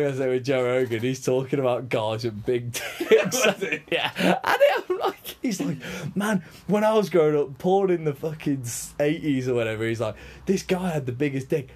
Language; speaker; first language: English; native; English